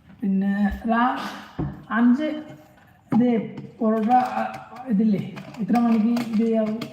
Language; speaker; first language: Malayalam; non-native, learner; Bangla